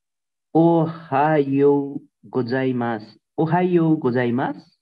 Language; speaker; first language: Japanese; non-native, learner; Nepali